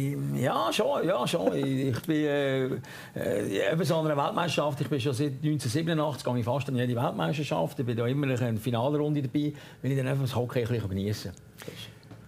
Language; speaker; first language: German; native; German